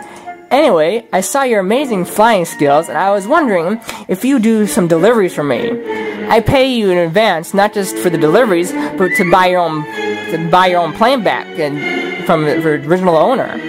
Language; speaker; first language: English; native; English